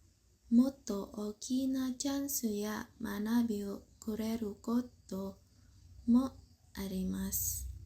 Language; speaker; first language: Japanese; non-native, learner; Indonesian